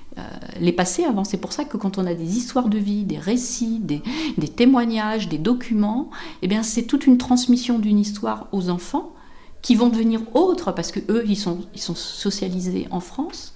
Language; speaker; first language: French; native; French